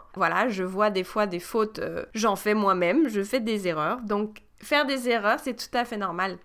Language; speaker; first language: French; native; French